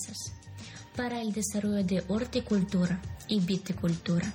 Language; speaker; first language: Spanish; non-native, fluent; Ukrainian